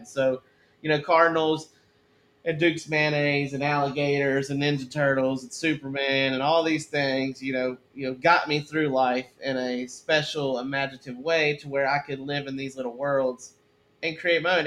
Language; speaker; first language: English; native; English